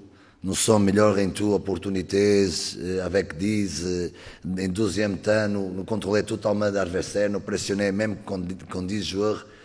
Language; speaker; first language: French; non-native, learner; Portuguese